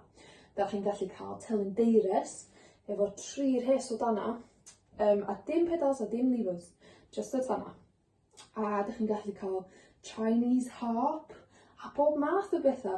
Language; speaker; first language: Welsh; native; Welsh